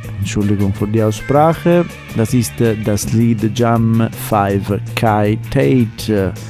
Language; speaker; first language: German; non-native, learner; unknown